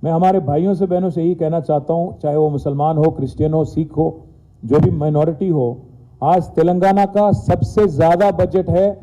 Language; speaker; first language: Hindi; non-native, local second language; Telugu